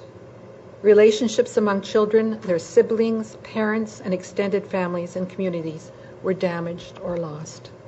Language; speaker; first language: English; native; English